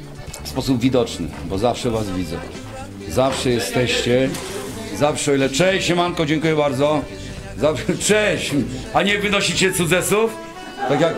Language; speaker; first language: Polish; native; Polish